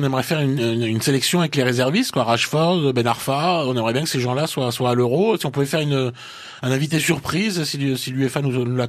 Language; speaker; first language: French; native; French